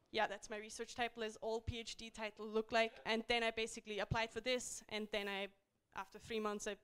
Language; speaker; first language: English; non-native, fluent; German